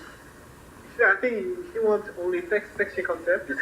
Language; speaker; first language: English; non-native, learner; Korean